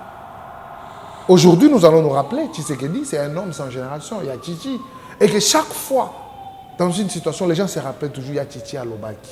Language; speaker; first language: French; non-native, local second language; Lingala